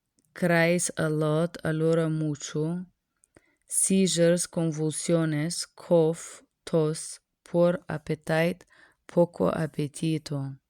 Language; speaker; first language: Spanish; non-native, learner; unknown